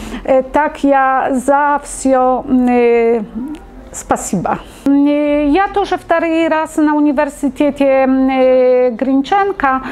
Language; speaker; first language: Russian; non-native, learner; Polish